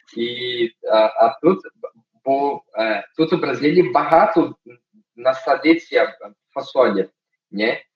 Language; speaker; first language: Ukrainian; early bilingual, heritage; Portuguese